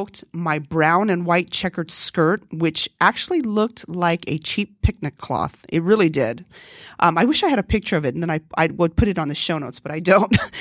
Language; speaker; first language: English; non-native, fluent; Korean